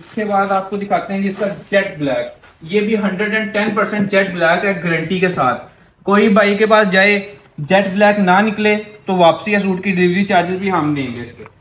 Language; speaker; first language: Urdu; non-native, local second language; Punjabi